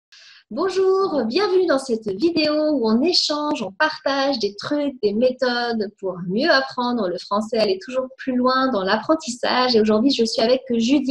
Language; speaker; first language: French; native; French